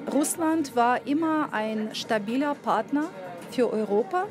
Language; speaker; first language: German; non-native, fluent; Russian